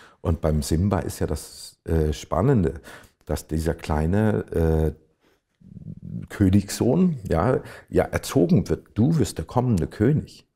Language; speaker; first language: German; native; German